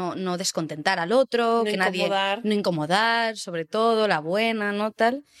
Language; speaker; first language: Spanish; native; Spanish